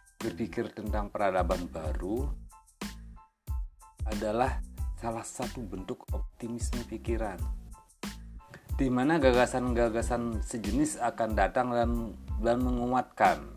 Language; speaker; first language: Indonesian; native; Indonesian